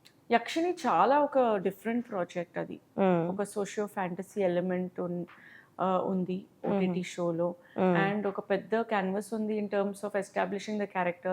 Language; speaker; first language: Telugu; non-native, local second language; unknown